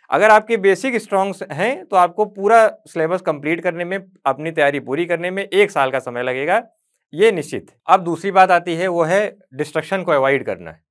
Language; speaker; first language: Hindi; native; Hindi